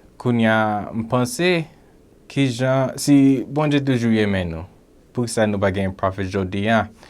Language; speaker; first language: Haitian Creole; non-native, learner; English